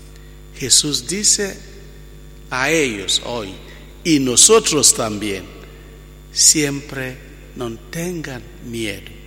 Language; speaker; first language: Spanish; non-native, fluent; Italian